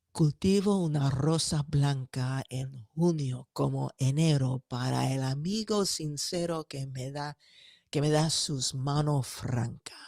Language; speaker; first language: Spanish; early bilingual, heritage; Spanish